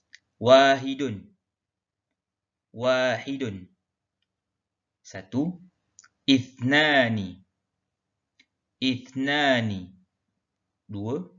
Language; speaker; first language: Arabic; non-native, fluent; Malay